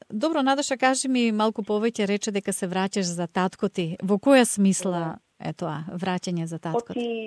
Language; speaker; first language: Macedonian; native; Macedonian